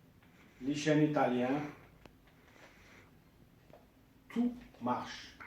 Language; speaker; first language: French; non-native, local second language; Arabic